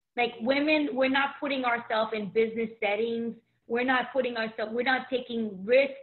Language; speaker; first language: English; early bilingual, other home language; Haitian Creole